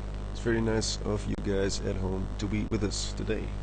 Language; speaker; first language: English; non-native, fluent; Dutch